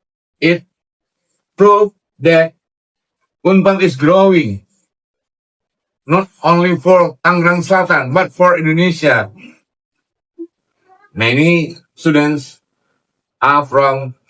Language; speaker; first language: English; non-native, learner; Indonesian